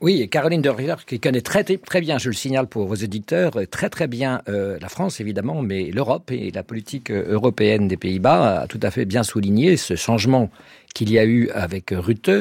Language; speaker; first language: French; native; French